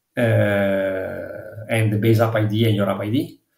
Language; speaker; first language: English; non-native, fluent; Italian